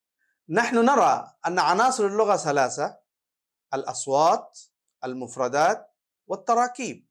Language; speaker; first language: Arabic; non-native, fluent; Bangla